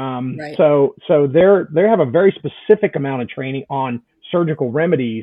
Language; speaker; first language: English; native; English